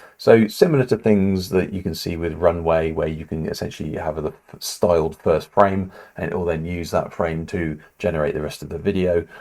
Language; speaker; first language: English; native; English